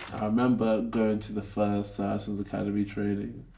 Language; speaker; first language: English; native; English